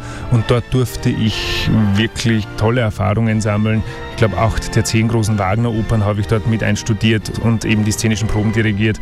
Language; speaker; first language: German; native; German